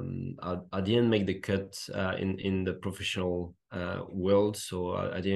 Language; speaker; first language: English; non-native, fluent; French